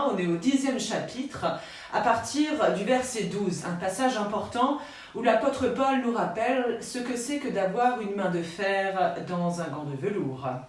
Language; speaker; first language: French; native; French